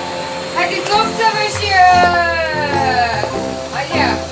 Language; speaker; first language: Turkish; native; Turkish